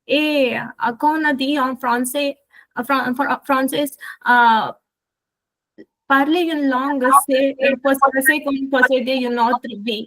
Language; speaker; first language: French; non-native, learner; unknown